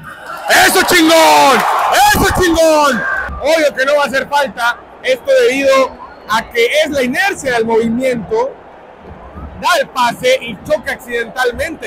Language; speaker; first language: Spanish; native; Spanish